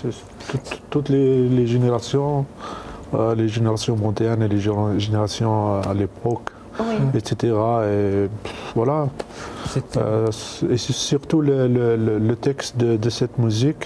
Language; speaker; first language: French; non-native, learner; Arabic